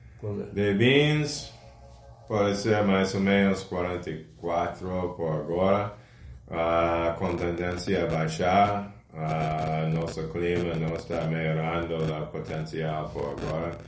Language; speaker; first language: Portuguese; non-native, fluent; English